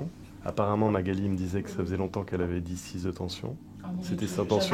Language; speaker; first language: French; native; French